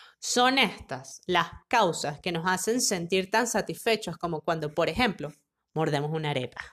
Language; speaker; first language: Spanish; native; Spanish